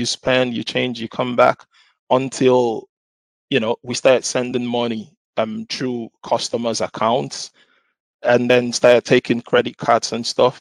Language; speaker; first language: English; non-native, local second language; Igbo